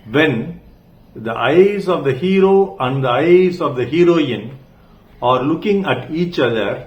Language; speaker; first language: English; non-native, local second language; Tamil